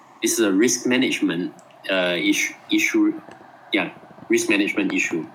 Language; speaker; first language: English; non-native, fluent; Malay